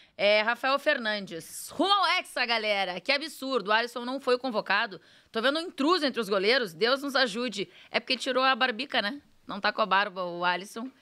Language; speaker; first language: Portuguese; native; Portuguese